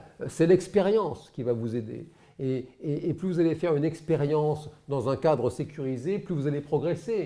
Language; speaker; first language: French; native; French